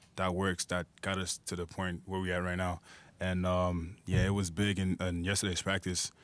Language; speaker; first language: English; native; English